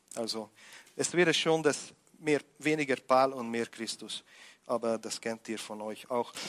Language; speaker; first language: German; non-native, fluent; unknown